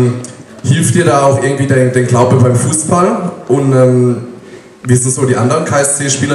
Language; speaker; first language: German; native; German